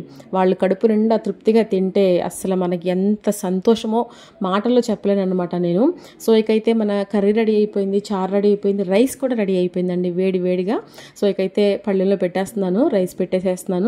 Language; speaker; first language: Telugu; native; Telugu